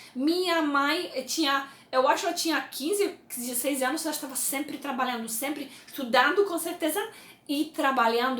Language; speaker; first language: Portuguese; non-native, fluent; Polish